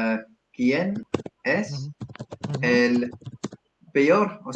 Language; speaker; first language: Spanish; non-native, learner; English